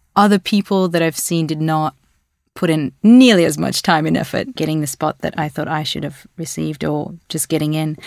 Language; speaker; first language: English; early bilingual, other home language; Russian